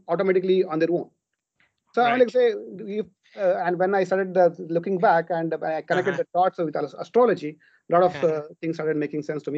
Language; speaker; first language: English; non-native, local second language; Kannada